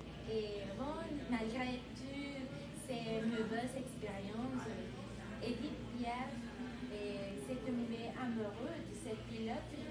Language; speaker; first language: French; non-native, learner; Spanish